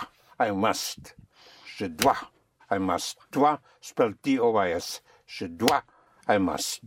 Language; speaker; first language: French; non-native, fluent; English